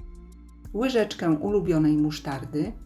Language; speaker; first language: Polish; native; Polish